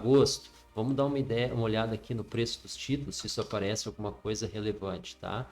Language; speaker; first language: Portuguese; native; Portuguese